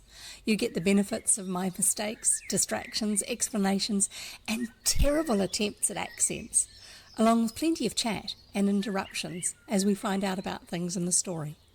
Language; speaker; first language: English; native; English